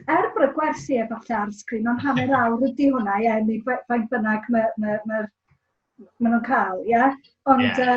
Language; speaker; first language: Welsh; native; Welsh